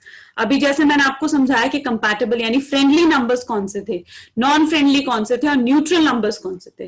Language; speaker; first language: Hindi; native; Hindi